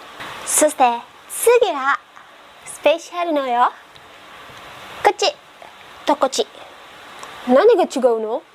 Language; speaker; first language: Japanese; non-native, learner; Indonesian